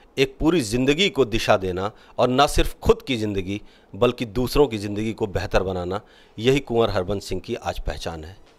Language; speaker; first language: Hindi; native; Hindi